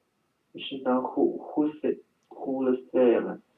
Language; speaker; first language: French; non-native, learner; Chinese